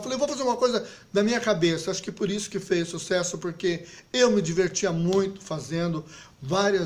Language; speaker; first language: Portuguese; native; Portuguese